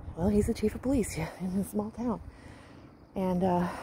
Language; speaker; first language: English; native; English